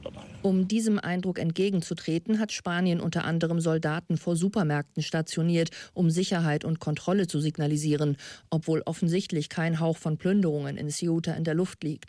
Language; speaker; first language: German; native; German